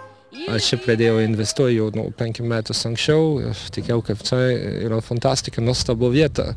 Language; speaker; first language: Lithuanian; non-native, learner; French